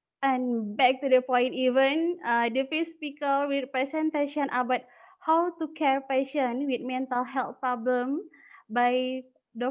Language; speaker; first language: English; non-native, learner; Indonesian